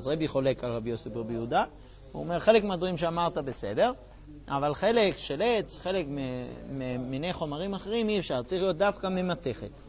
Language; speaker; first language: Hebrew; non-native, fluent; English